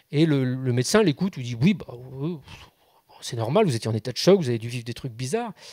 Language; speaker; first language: French; native; French